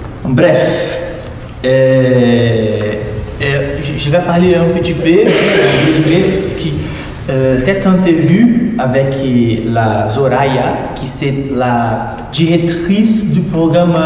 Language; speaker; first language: French; non-native, fluent; Portuguese